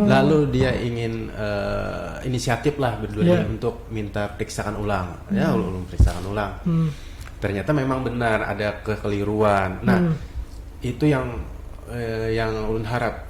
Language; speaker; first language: Indonesian; non-native, local second language; Banjar